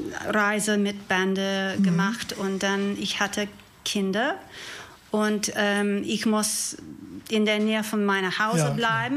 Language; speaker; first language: German; non-native, learner; English